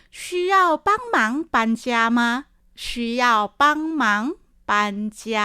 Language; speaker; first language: Chinese; non-native, fluent; Thai